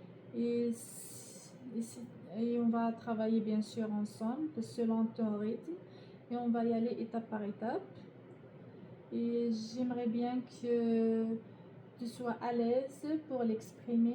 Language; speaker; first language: French; non-native, learner; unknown